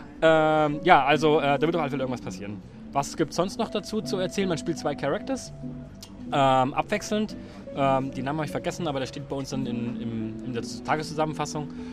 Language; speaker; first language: German; native; German